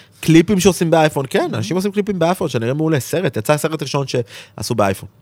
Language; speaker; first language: Hebrew; native; Hebrew